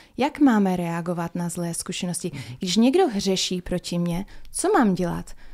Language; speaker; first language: Czech; non-native, fluent; English